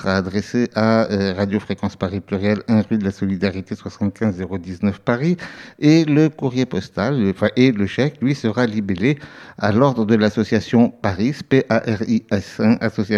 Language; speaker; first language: French; native; French